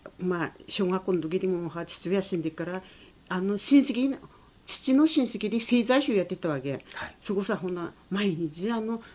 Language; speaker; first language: Japanese; native; Japanese